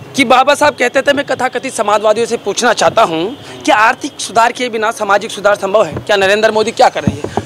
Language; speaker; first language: Hindi; native; Hindi